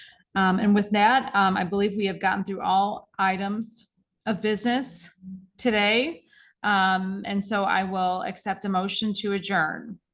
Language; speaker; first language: English; native; English